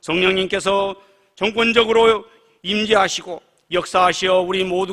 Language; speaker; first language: Korean; native; Korean